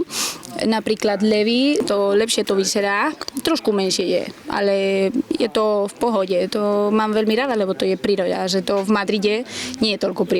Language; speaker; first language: Slovak; non-native, learner; Spanish